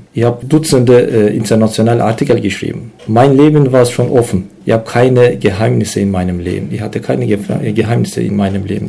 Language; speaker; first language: German; non-native, learner; Turkish